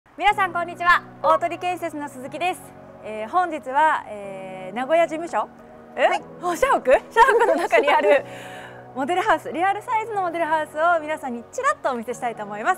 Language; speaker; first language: Japanese; native; Japanese